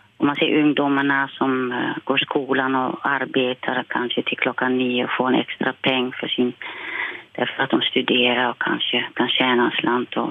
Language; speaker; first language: Swedish; non-native, fluent; Dutch